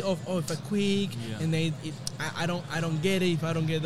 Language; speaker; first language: English; non-native, fluent; Spanish